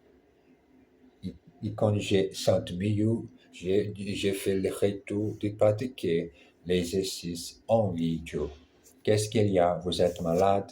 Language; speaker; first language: French; non-native, learner; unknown